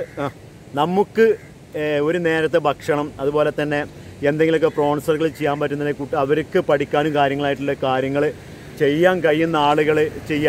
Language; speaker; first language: Malayalam; native; Malayalam